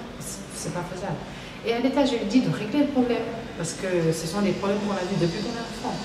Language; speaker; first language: French; non-native, local second language; Wolof